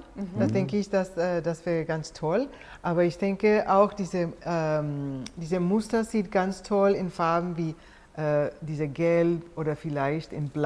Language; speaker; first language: German; non-native, fluent; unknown